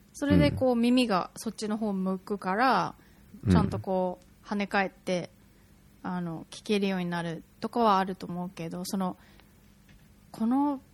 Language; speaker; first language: Japanese; native; Japanese